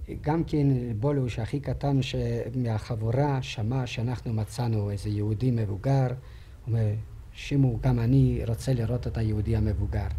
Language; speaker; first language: Hebrew; non-native, fluent; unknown